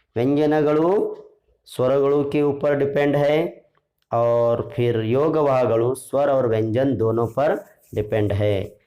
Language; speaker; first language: Hindi; non-native, local second language; Urdu